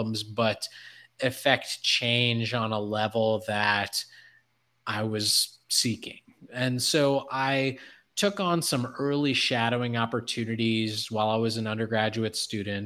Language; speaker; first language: English; native; English